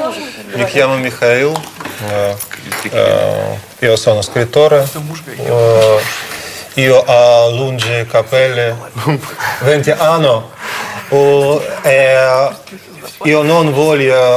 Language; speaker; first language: Italian; non-native, learner; Russian